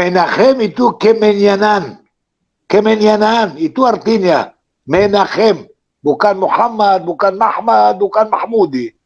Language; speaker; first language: Indonesian; non-native, fluent; Hebrew